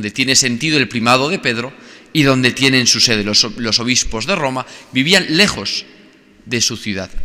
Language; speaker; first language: Spanish; native; Spanish